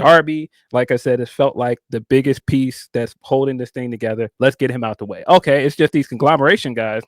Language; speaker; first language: English; native; English